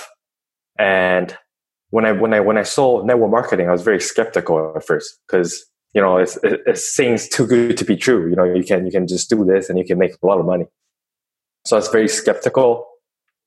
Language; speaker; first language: English; non-native, fluent; Chinese